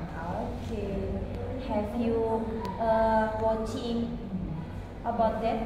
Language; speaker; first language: English; non-native, learner; Indonesian